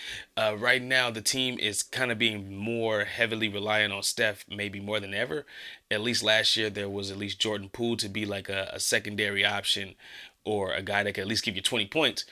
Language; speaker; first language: English; native; English